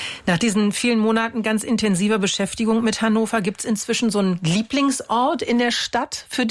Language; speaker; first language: German; native; German